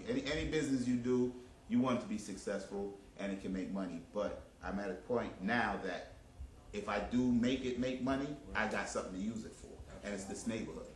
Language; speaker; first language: English; native; English